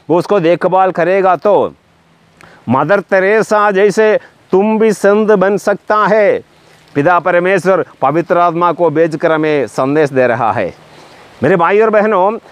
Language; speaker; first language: Hindi; non-native, local second language; Malayalam